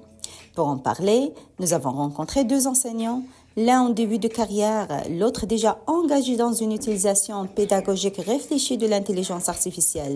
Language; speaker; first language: French; native; French